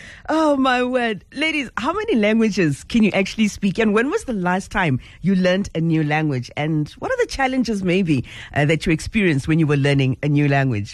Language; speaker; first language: English; non-native, local second language; Zulu